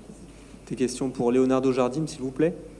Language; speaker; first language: French; native; French